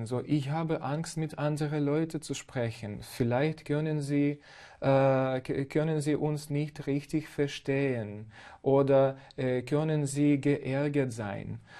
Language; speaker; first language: German; non-native, fluent; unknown